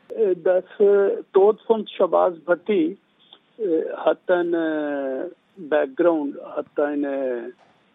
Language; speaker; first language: German; non-native, learner; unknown